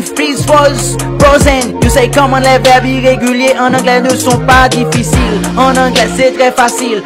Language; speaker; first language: French; non-native, local second language; Haitian Creole